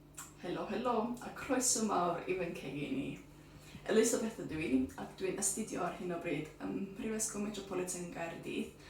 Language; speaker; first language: Welsh; non-native, learner; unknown